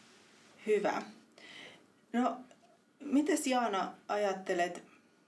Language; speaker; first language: Finnish; native; Finnish